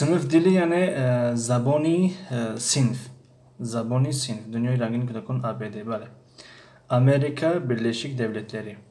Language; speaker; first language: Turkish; non-native, fluent; Tajik